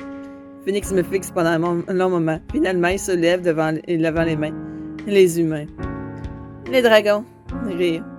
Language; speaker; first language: French; native; French